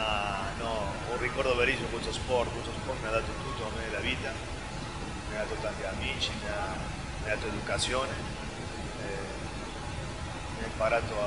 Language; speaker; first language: Italian; non-native, fluent; Spanish